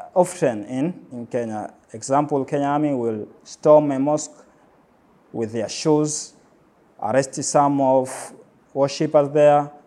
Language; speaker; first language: English; non-native, local second language; Swahili